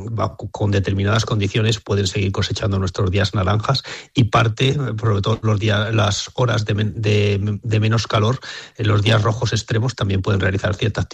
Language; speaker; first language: Spanish; native; Spanish